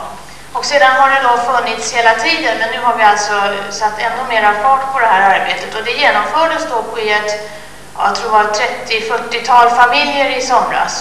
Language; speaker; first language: Swedish; native; Swedish